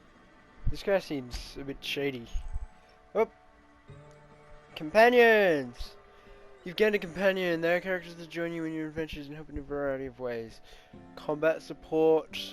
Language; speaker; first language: English; native; English